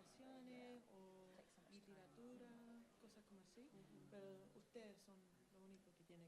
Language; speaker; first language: Spanish; non-native, learner; English